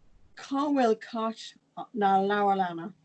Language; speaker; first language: Irish; non-native, local second language; English